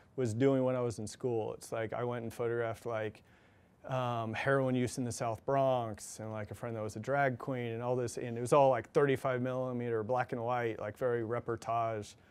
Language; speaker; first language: English; native; English